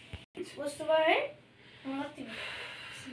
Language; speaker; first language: Arabic; native; Arabic